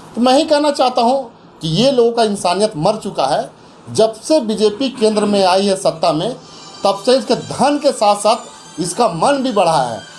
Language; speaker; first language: Hindi; native; Hindi